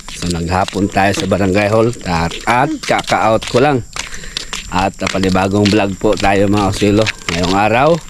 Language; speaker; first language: Filipino; non-native, local second language; Cebuano